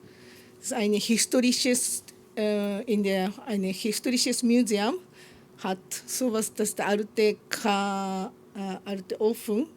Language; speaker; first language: German; non-native, learner; Japanese